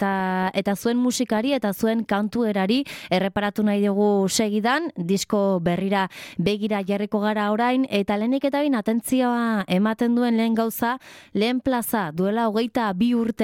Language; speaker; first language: Basque; native; Basque